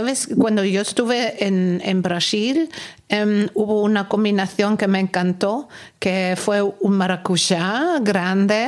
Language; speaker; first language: Spanish; non-native, fluent; Portuguese